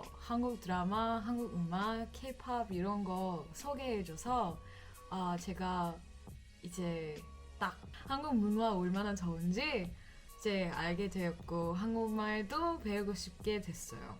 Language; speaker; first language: Korean; non-native, fluent; English